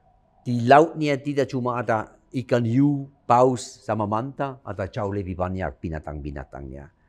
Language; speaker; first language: Indonesian; non-native, fluent; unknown